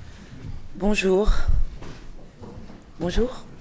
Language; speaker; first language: French; native; French